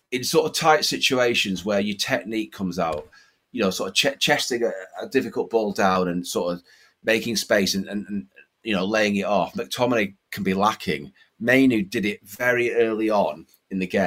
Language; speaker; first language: English; native; English